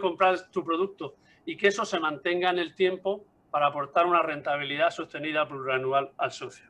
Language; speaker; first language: Spanish; native; Spanish